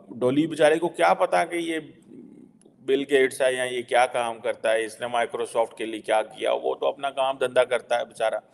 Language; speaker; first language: Urdu; native; Urdu